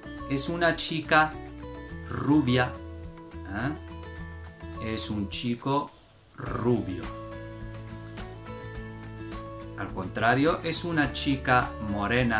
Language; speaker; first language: Spanish; non-native, fluent; Arabic